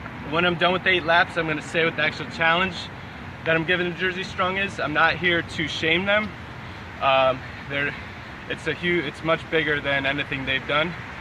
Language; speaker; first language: English; native; English